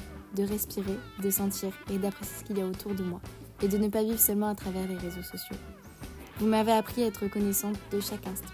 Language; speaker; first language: French; native; French